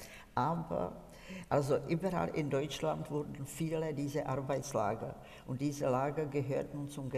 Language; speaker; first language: German; non-native, fluent; Czech